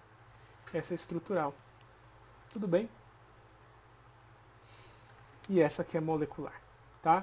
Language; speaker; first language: Portuguese; native; Portuguese